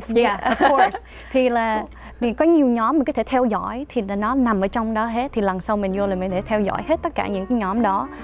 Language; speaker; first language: Vietnamese; early bilingual, heritage; Vietnamese